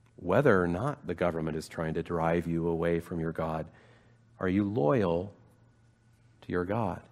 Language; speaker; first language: English; native; English